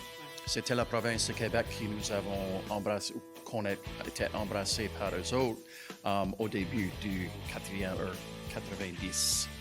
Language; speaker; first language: French; non-native, local second language; English